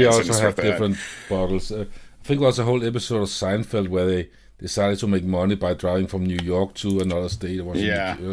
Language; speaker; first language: English; non-native, fluent; Danish